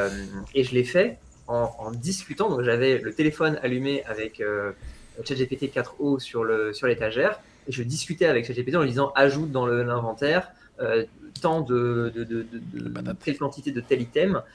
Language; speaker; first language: French; native; French